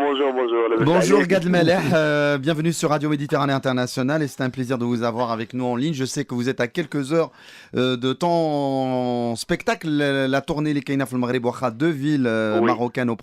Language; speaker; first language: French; non-native, local second language; Arabic